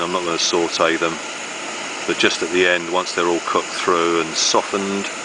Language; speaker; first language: English; native; English